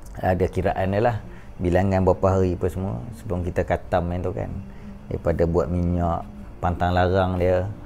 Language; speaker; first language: Malay; native; Malay